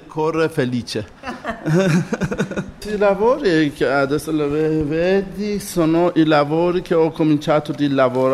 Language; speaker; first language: Italian; non-native, learner; Persian